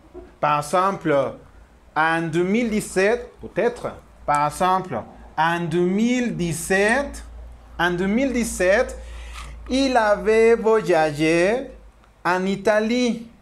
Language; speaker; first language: French; non-native, learner; Spanish